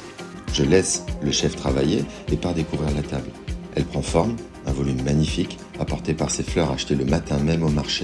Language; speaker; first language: French; native; French